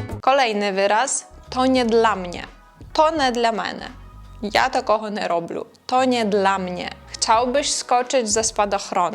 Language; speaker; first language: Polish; non-native, fluent; Ukrainian